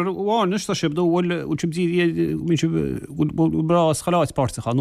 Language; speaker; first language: Irish; native; Irish